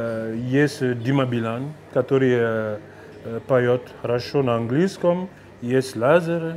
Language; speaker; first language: Russian; non-native, fluent; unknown